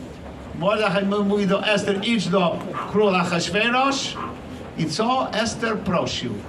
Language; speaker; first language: Polish; non-native, learner; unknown